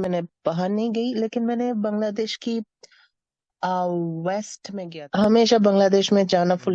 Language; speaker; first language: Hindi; non-native, fluent; Bangla